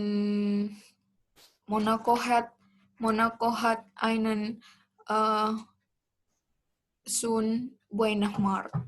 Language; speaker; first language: German; non-native, learner; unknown